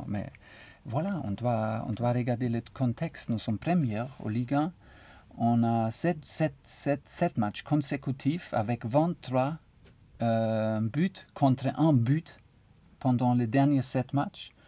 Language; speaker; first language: French; non-native, learner; German